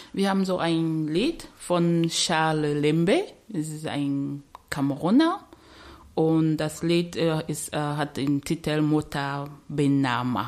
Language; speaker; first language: German; non-native, fluent; French